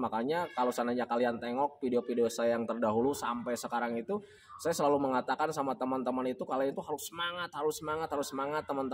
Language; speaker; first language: Indonesian; native; Indonesian